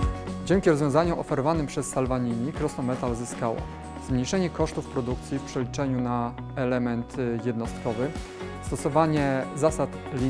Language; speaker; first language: Polish; native; Polish